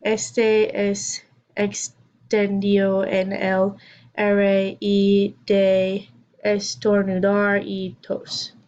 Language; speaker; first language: Spanish; non-native, learner; English